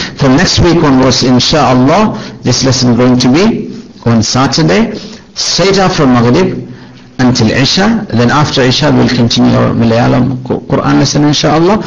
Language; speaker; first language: English; non-native, local second language; Malayalam